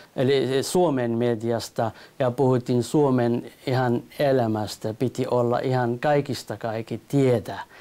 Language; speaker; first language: Finnish; non-native, learner; Kurdish